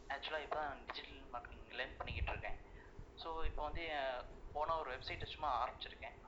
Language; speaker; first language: Tamil; native; Tamil